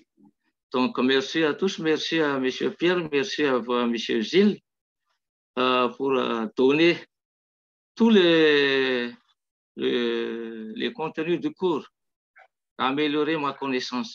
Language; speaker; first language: French; non-native, local second language; Malagasy